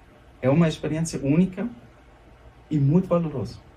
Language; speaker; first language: Portuguese; non-native, fluent; German